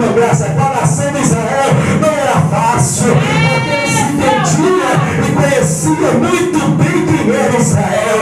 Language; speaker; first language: Portuguese; native; Portuguese